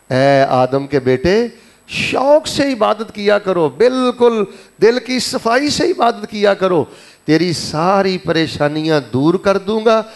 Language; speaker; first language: Urdu; non-native, local second language; Punjabi